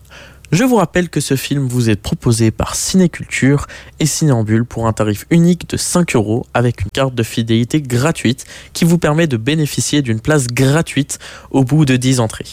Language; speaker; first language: French; native; French